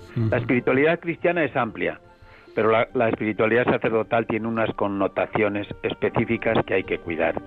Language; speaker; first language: Spanish; native; Spanish